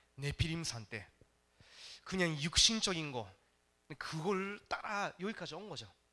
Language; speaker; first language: Korean; non-native, fluent; Japanese